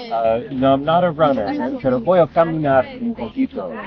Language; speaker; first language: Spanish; non-native, fluent; English